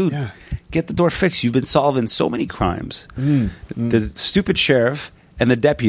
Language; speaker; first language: English; non-native, fluent; Punjabi